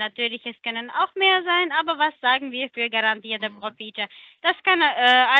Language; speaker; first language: German; non-native, learner; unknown